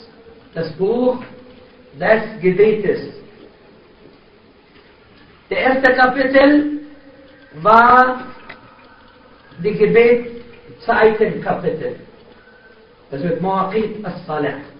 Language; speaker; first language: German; non-native, fluent; Arabic